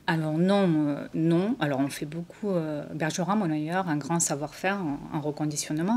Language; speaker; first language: French; native; French